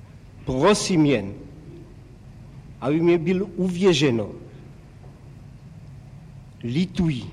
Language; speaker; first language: Czech; non-native, fluent; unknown